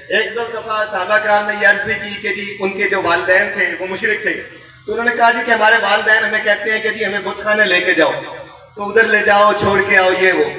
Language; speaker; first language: Urdu; non-native, local second language; Punjabi